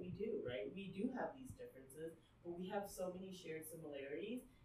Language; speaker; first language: English; early bilingual, other home language; Vietnamese